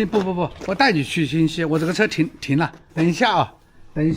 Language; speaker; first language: Chinese; native; Chinese